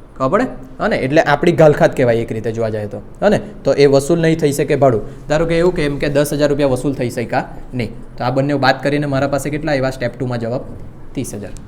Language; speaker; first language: Gujarati; non-native, local second language; Hindi